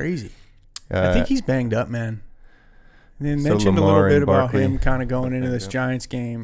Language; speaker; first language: English; native; English